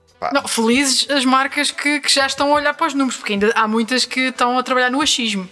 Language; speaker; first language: Portuguese; native; Portuguese